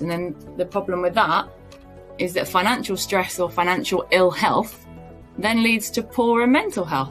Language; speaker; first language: English; native; English